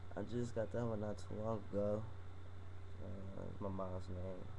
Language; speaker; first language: English; native; English